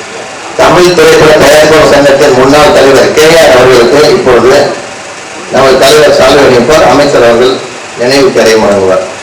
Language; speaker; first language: Tamil; native; Tamil